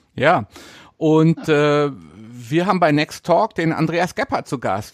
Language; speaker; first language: German; native; German